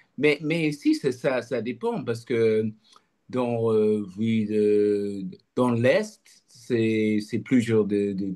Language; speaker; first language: French; non-native, learner; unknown